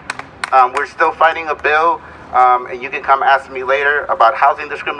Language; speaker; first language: English; early bilingual, other home language; Spanish